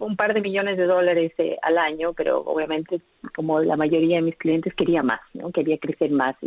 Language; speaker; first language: Spanish; native; Spanish